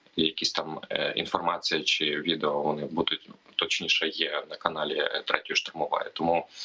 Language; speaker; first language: Ukrainian; native; Ukrainian